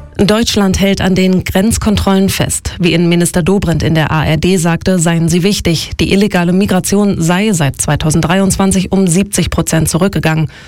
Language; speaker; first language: German; native; German